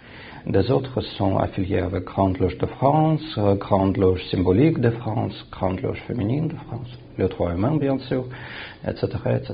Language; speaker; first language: French; non-native, fluent; Russian